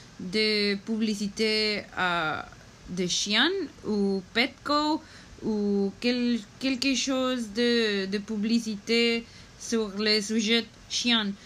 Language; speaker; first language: French; non-native, learner; Spanish